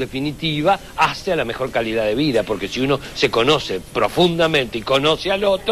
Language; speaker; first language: Spanish; native; Spanish